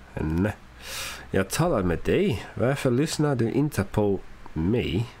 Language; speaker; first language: Swedish; non-native, learner; English